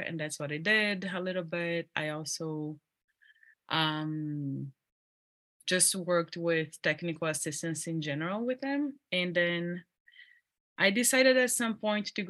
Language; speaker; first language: English; non-native, fluent; Portuguese